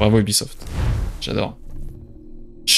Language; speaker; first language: French; native; French